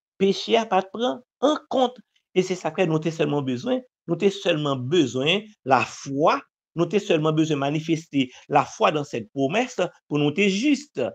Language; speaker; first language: French; non-native, local second language; Haitian Creole